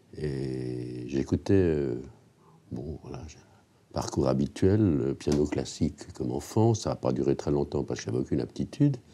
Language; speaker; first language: French; native; French